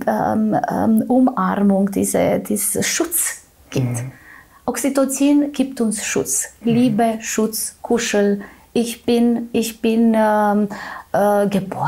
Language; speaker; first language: German; non-native, fluent; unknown